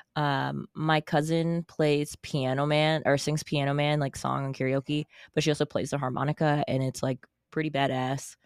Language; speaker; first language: English; native; English